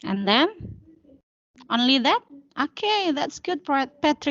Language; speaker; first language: English; non-native, learner; Indonesian